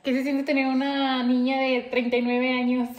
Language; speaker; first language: Spanish; native; Spanish